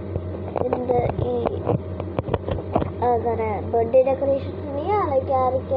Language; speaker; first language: Malayalam; early bilingual, heritage; Malayalam